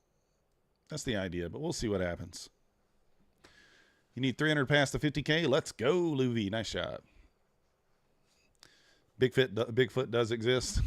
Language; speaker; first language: English; native; English